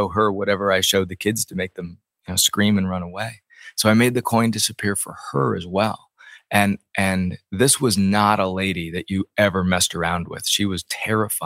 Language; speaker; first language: English; native; English